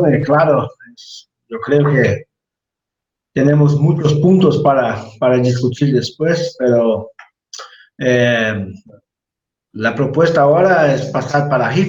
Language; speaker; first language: Spanish; non-native, fluent; Portuguese